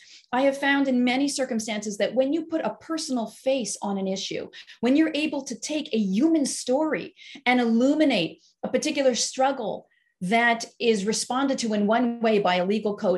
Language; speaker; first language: English; native; English